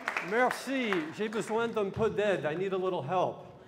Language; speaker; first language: French; non-native, fluent; English